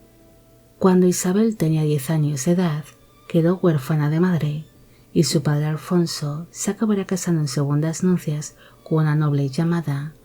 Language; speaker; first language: Spanish; native; Spanish